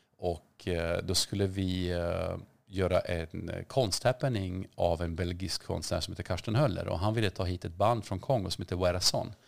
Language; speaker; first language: Swedish; early bilingual, other home language; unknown